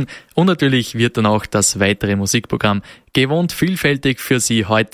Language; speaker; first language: German; native; German